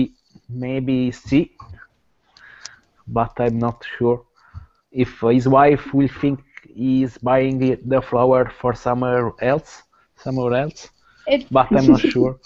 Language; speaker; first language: English; non-native, learner; Italian